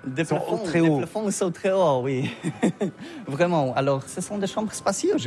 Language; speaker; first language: French; non-native, learner; Polish